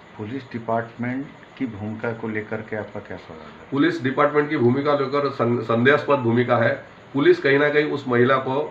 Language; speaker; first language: Hindi; non-native, local second language; Marathi